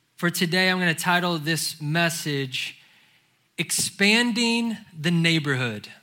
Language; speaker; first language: English; native; English